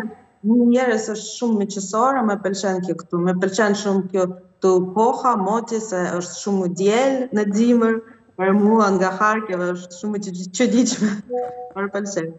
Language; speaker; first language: Albanian; non-native, learner; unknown